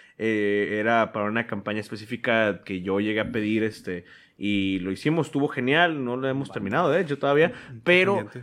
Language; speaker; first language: Spanish; native; Spanish